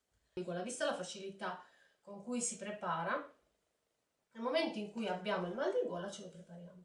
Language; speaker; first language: Italian; native; Italian